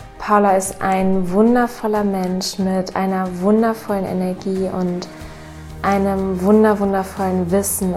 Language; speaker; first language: German; native; German